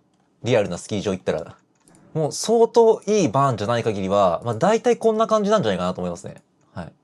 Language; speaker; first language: Japanese; native; Japanese